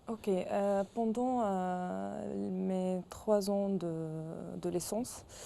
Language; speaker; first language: French; non-native, local second language; Arabic